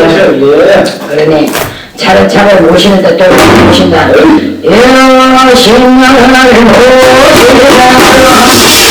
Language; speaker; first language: Korean; native; Korean